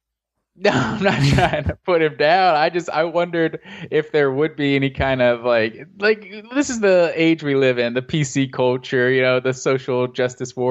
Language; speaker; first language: English; native; English